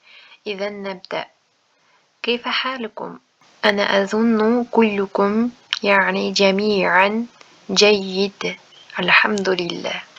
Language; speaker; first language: Arabic; non-native, fluent; Uzbek